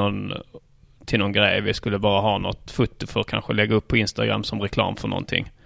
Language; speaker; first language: Swedish; native; Swedish